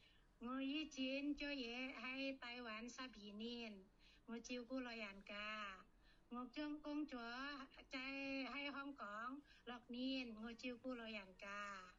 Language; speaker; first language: Chinese; non-native, learner; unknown